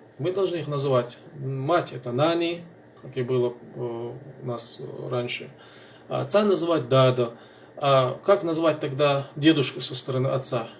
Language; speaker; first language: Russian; non-native, local second language; Chechen